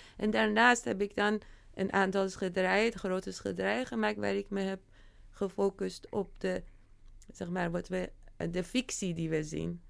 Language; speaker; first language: Dutch; non-native, fluent; Persian